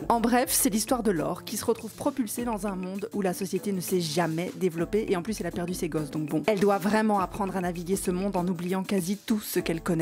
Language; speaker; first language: French; native; French